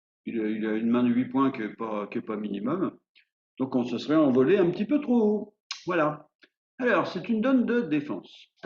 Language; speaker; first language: French; native; French